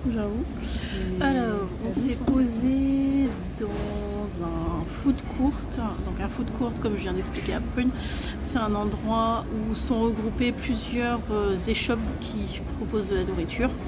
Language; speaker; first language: French; native; French